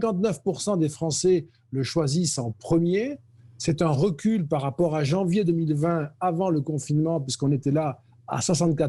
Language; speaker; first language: French; native; French